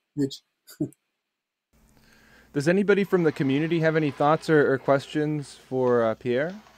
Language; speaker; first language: English; early bilingual, other home language; Spanish